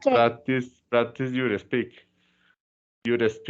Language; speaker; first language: English; non-native, fluent; Spanish